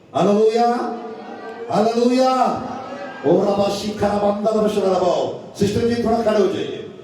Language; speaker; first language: Hindi; non-native, local second language; Telugu